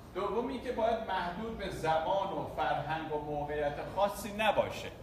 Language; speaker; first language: Persian; non-native, local second language; Armenian